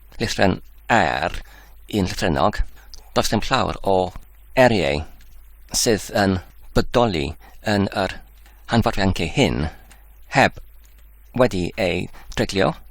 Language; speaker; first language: Welsh; non-native, learner; Dutch